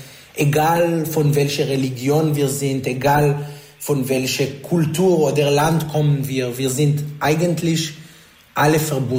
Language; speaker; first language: German; non-native, learner; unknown